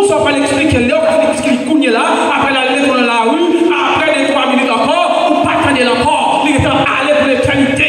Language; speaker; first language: French; non-native, local second language; Haitian Creole